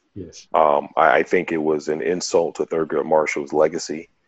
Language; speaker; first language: English; native; English